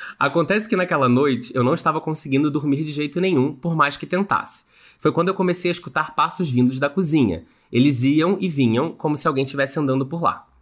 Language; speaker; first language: Portuguese; native; Portuguese